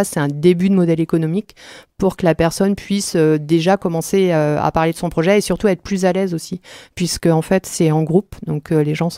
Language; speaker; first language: French; native; French